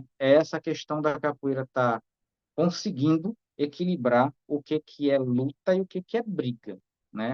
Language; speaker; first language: Portuguese; native; Portuguese